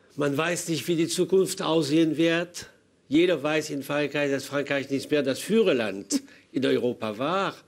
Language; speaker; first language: German; non-native, fluent; French